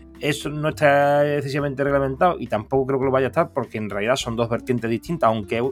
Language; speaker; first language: Spanish; native; Spanish